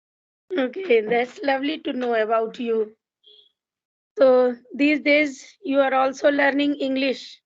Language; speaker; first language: English; non-native, local second language; Hindi